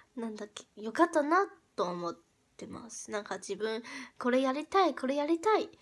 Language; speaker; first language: Japanese; non-native, fluent; Chinese